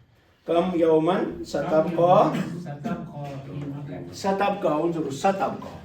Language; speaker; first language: Arabic; non-native, fluent; Kashmiri